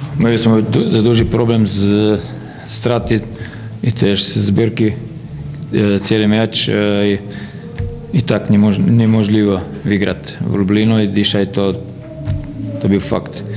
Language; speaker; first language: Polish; non-native, learner; Croatian